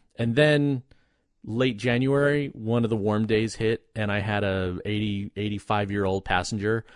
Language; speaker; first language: English; native; English